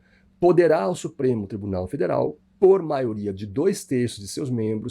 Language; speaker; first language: Portuguese; native; Portuguese